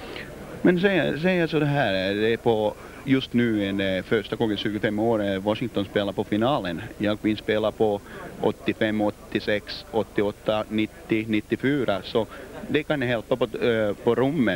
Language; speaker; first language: Swedish; non-native, learner; Finnish